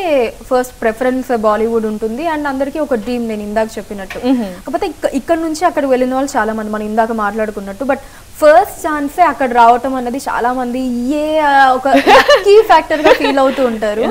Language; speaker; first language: Telugu; native; Telugu